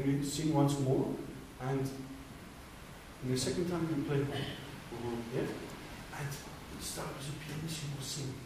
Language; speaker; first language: English; non-native, learner; German